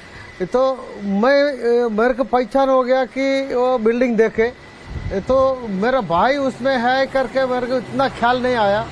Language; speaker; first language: Hindi; non-native, local second language; Malayalam